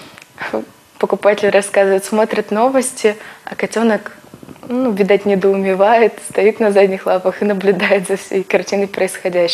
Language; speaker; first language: Russian; native; Russian